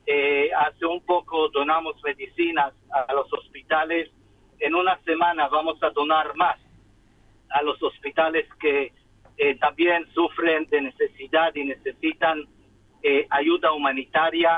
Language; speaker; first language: Spanish; non-native, fluent; Hebrew